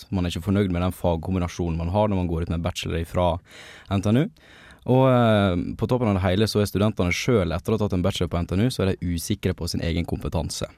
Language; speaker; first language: Norwegian; native; Norwegian